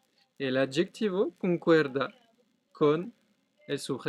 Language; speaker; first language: Spanish; non-native, fluent; French